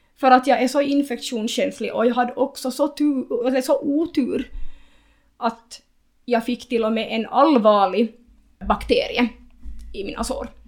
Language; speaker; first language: Swedish; native; Swedish